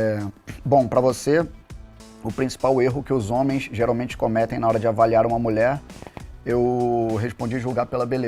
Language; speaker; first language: Portuguese; native; Portuguese